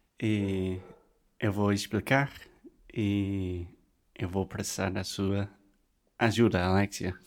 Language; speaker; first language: Portuguese; non-native, fluent; English